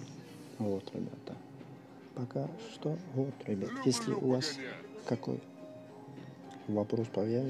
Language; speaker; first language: Russian; non-native, local second language; Uzbek